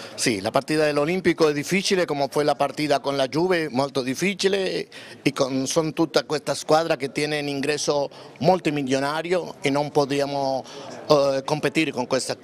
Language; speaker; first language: Italian; non-native, learner; Spanish